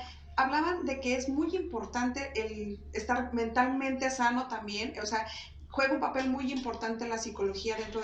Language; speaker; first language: Spanish; native; Spanish